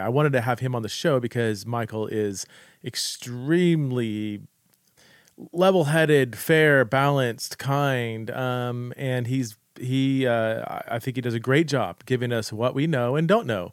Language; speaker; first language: English; native; English